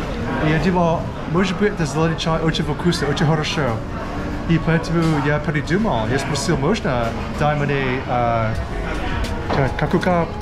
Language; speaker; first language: Russian; non-native, learner; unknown